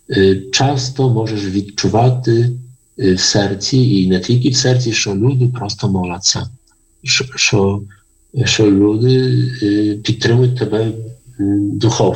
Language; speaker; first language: Polish; non-native, learner; Ukrainian